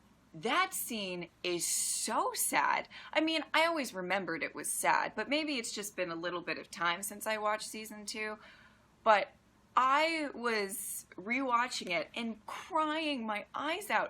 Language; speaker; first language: English; native; English